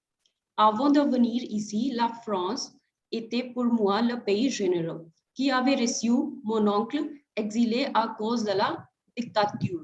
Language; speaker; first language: French; non-native, fluent; Hindi